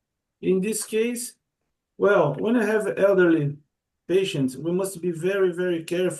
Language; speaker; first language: English; non-native, learner; Portuguese